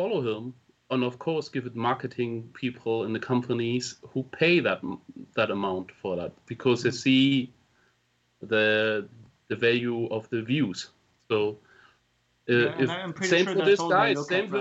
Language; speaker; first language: English; non-native, fluent; German